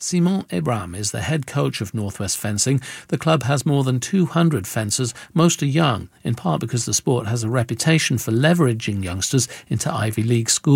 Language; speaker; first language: English; native; English